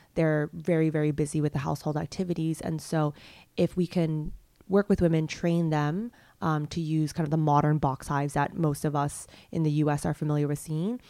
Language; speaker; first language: English; non-native, local second language; Cantonese